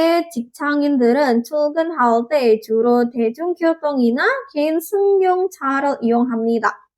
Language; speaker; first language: Korean; non-native, learner; Indonesian